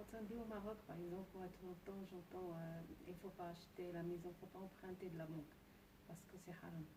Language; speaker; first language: French; non-native, learner; Arabic